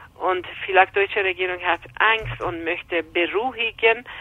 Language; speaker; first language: German; non-native, fluent; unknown